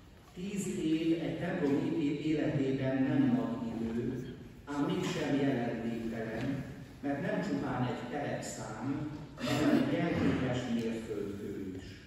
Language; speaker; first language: Hungarian; native; Hungarian